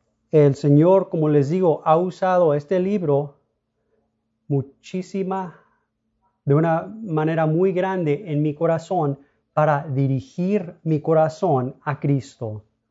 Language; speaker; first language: Spanish; non-native, fluent; English